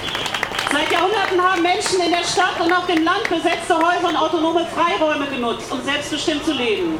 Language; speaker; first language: German; native; German